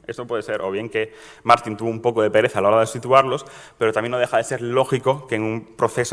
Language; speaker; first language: Spanish; native; Spanish